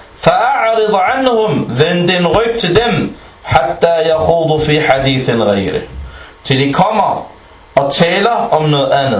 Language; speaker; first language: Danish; non-native, fluent; Arabic